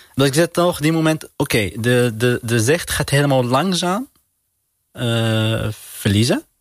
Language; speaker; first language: Dutch; non-native, learner; Arabic